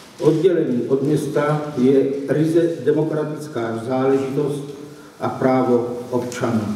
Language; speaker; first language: Czech; native; Czech